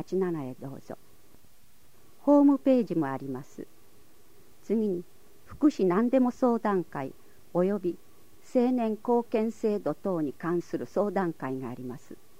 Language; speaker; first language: Japanese; native; Japanese